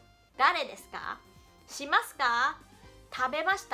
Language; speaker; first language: Japanese; non-native, fluent; Chinese